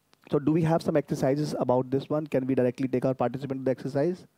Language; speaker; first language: English; non-native, local second language; Hindi